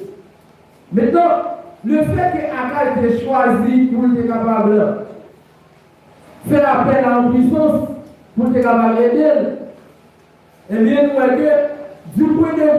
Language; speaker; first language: French; non-native, local second language; Haitian Creole